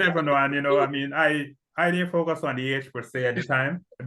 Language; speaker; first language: English; native; English